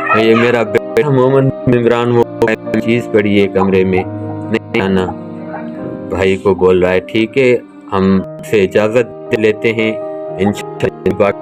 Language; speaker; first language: Urdu; non-native, local second language; Sindhi